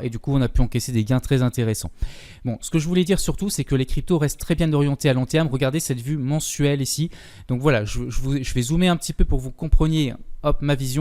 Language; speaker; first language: French; native; French